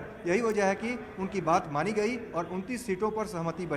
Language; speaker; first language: Hindi; native; Hindi